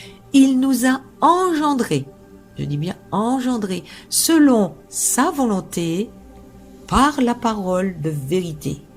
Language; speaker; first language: French; native; French